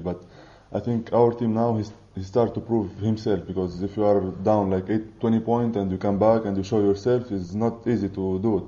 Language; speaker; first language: English; non-native, fluent; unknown